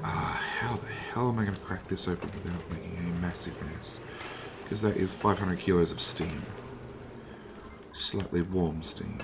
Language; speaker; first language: English; native; English